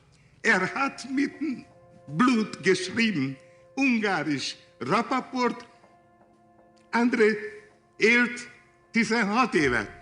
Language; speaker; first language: German; non-native, learner; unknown